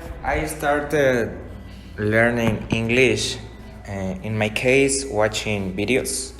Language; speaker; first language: English; non-native, learner; Spanish